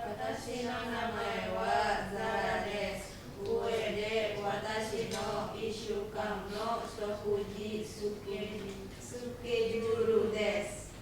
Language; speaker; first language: Japanese; non-native, learner; Indonesian